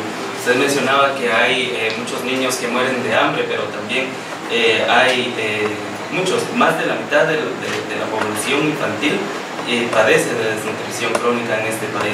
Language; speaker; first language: Spanish; native; Spanish